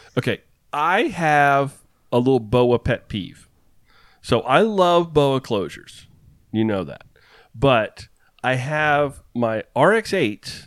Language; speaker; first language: English; native; English